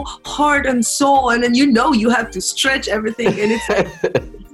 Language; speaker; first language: English; non-native, fluent; Polish